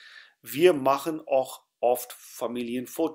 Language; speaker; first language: German; non-native, fluent; Urdu